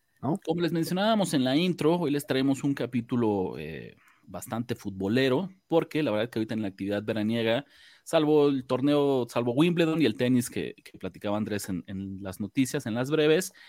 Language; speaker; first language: Spanish; native; Spanish